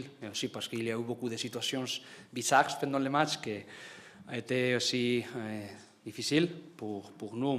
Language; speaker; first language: French; non-native, learner; Spanish